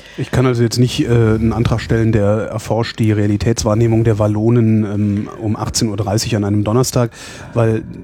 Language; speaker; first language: German; native; German